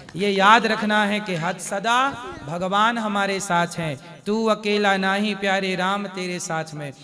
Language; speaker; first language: Hindi; native; Hindi